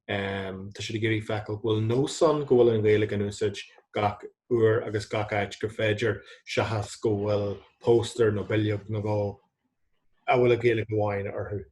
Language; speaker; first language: Irish; non-native, local second language; English